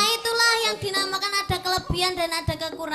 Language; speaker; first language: Indonesian; non-native, local second language; Javanese